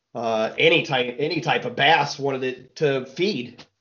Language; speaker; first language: English; native; English